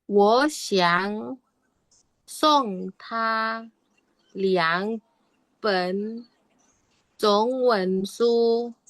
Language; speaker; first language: Chinese; non-native, learner; Indonesian